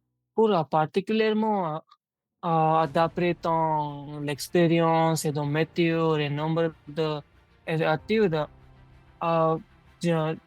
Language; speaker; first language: French; non-native, learner; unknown